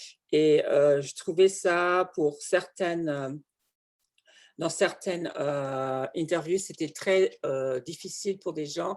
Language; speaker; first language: French; non-native, fluent; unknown